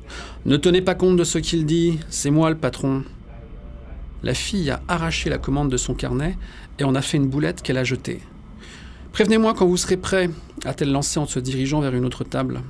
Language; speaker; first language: French; native; French